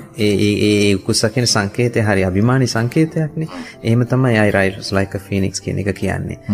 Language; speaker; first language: Sinhala; non-native, local second language; Tamil